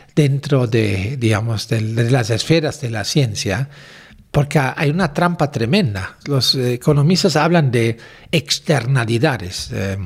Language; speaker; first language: Spanish; non-native, fluent; German